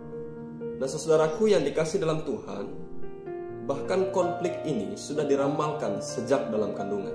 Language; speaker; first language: Indonesian; native; Indonesian